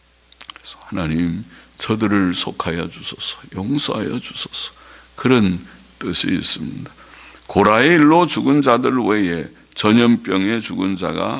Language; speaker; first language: Korean; native; Korean